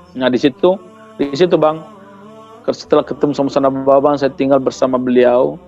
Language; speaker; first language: Indonesian; non-native, local second language; Tetum